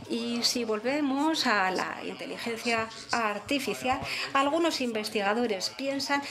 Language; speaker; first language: Spanish; non-native, fluent; English